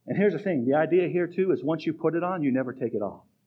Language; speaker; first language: English; native; English